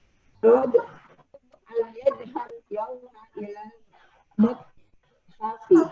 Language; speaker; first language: Arabic; non-native, learner; Indonesian